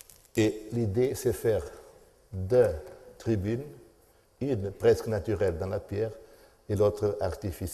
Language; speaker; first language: French; non-native, fluent; Portuguese